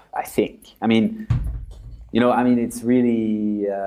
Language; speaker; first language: English; non-native, fluent; German